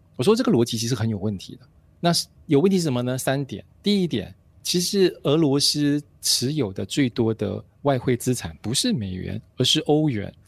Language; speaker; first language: Chinese; native; Chinese